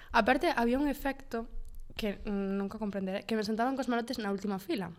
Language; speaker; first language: Spanish; non-native, local second language; Galician